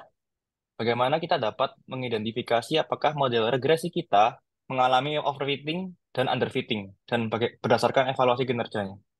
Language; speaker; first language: Indonesian; native; Indonesian